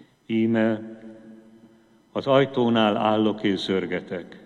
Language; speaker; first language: Hungarian; native; Hungarian